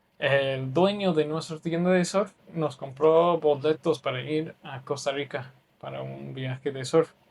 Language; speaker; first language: Spanish; non-native, fluent; English